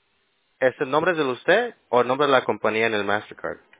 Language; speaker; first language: Spanish; early bilingual, heritage; Spanish